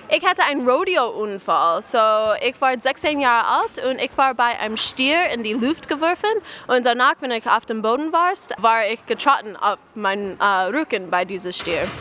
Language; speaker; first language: German; non-native, learner; English